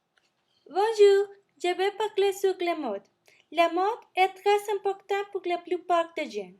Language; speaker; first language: French; non-native, learner; Spanish